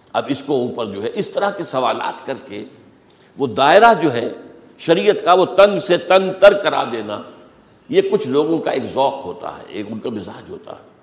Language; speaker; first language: Urdu; native; Urdu